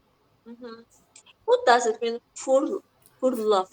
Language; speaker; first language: English; non-native, learner; Azerbaijani